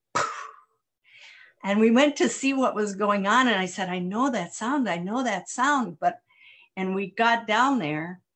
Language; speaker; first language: English; native; English